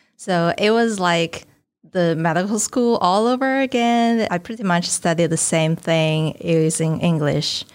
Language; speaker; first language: English; non-native, fluent; Chinese